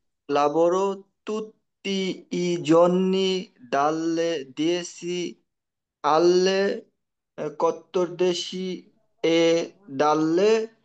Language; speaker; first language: Italian; non-native, learner; Bangla